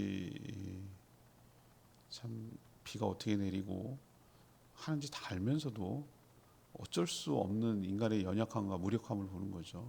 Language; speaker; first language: Korean; native; Korean